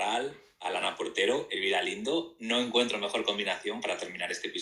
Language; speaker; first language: Spanish; native; Spanish